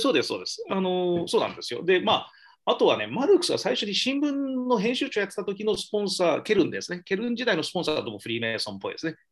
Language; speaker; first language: Japanese; native; Japanese